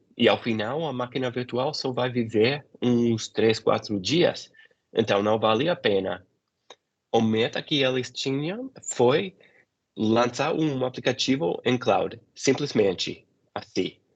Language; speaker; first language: Portuguese; non-native, fluent; English